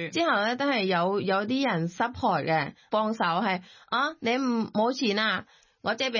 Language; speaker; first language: Cantonese; non-native, learner; Thai